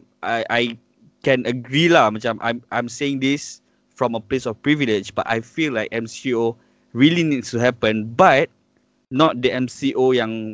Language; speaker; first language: English; non-native, local second language; Malay